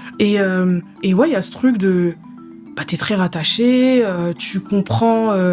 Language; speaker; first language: French; early bilingual, other home language; Lingala